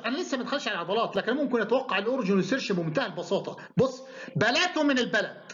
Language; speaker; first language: Arabic; native; Arabic